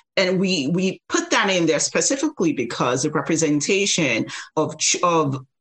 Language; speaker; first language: English; non-native, local second language; Yoruba